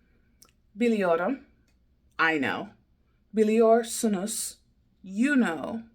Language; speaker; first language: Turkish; non-native, learner; English